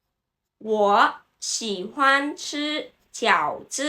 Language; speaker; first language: Chinese; non-native, fluent; Khmer